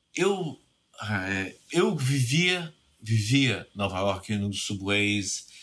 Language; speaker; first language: Portuguese; native; Portuguese